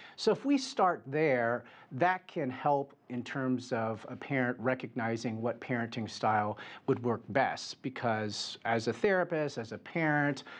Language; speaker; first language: English; native; English